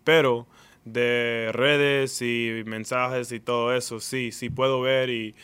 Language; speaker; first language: Spanish; early bilingual, other home language; English